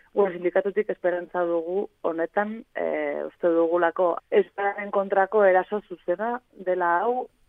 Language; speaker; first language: Basque; non-native, local second language; Spanish